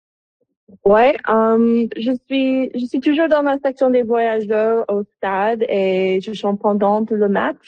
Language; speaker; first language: French; non-native, local second language; English